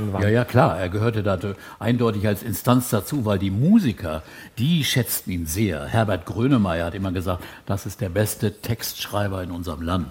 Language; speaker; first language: German; native; German